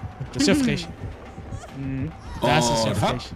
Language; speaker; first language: German; native; German